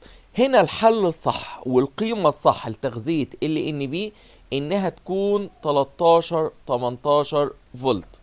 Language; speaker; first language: Arabic; native; Arabic